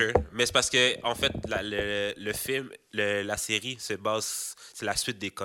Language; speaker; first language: French; native; French